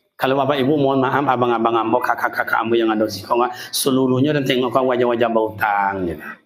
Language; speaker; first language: Malay; native; Malay